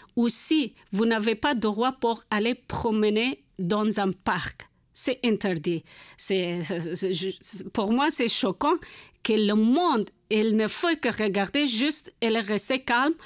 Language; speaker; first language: French; non-native, learner; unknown